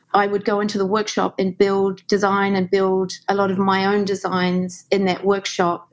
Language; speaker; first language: English; native; English